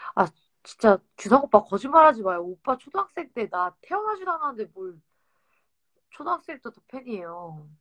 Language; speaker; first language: Korean; native; Korean